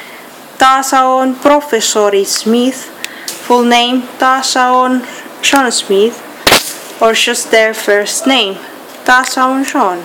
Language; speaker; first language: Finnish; non-native, learner; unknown